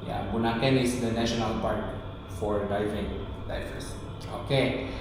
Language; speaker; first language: English; non-native, local second language; Indonesian